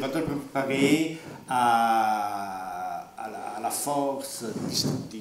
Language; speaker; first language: French; non-native, learner; Italian